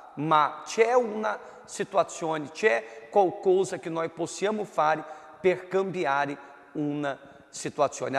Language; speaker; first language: Italian; non-native, fluent; Portuguese